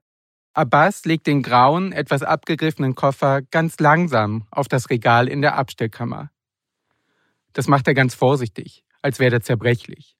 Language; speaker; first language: German; native; German